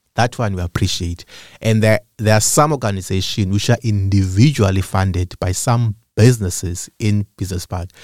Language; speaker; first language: English; non-native, local second language; Xhosa